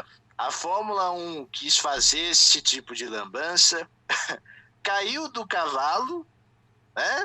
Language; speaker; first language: Portuguese; native; Portuguese